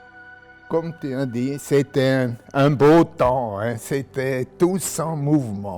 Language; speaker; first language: French; non-native, local second language; German